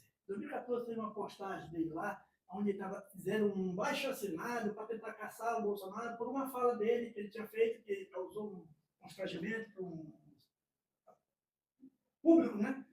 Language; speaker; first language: Portuguese; native; Portuguese